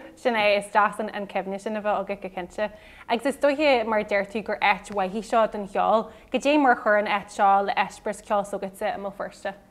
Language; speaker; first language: Irish; non-native, local second language; English